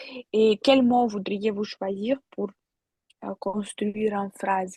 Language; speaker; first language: French; non-native, fluent; Russian